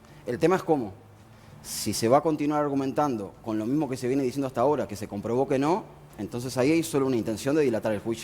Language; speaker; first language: Spanish; native; Spanish